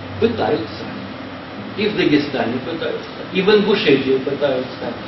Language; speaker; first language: Russian; native; Russian